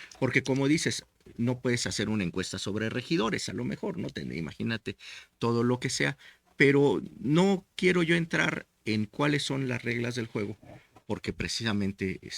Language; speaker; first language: Spanish; native; Spanish